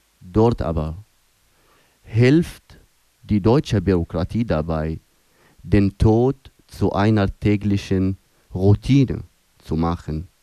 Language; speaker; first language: German; non-native, fluent; Arabic